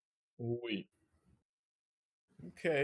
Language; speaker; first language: French; non-native, learner; Russian